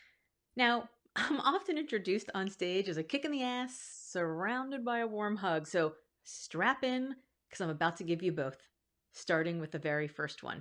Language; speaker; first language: English; native; English